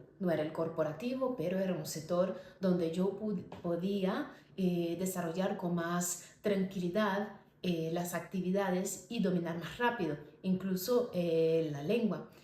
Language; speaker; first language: Spanish; non-native, fluent; Portuguese